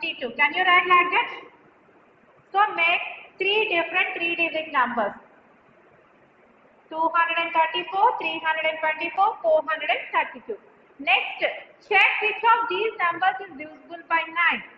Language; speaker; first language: English; non-native, local second language; Telugu